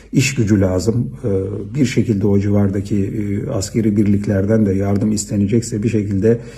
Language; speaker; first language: Turkish; native; Turkish